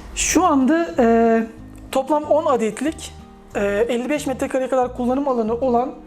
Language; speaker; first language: Turkish; native; Turkish